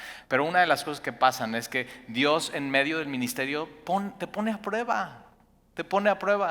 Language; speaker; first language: Spanish; native; Spanish